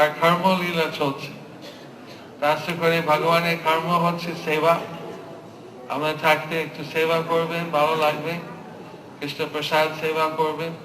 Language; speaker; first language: Bangla; non-native, fluent; English